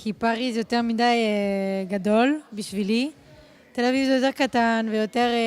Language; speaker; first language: Hebrew; non-native, fluent; French